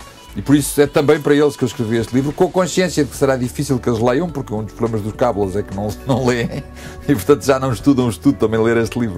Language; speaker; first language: Portuguese; native; Portuguese